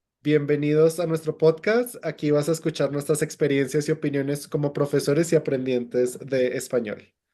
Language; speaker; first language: Spanish; native; Spanish